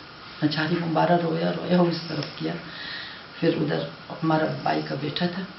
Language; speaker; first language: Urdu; non-native, local second language; Hazaragi